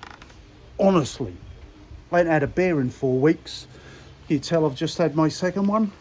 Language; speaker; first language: English; native; English